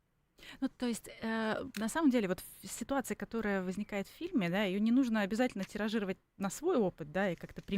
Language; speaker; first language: Russian; native; Russian